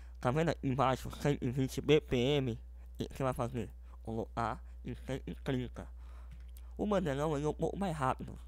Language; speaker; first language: Portuguese; native; Portuguese